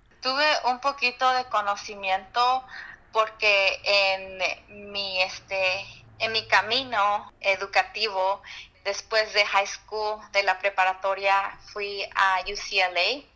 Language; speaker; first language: Spanish; early bilingual, heritage; Spanish